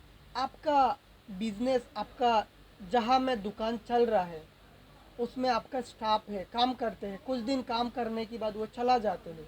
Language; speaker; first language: Hindi; non-native, local second language; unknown